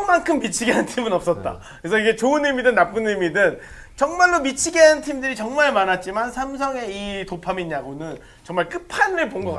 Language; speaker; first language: Korean; native; Korean